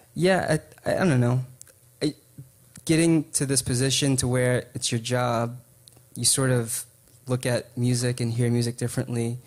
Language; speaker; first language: English; native; English